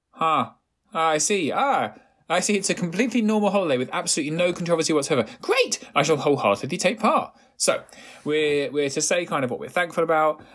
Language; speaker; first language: English; native; English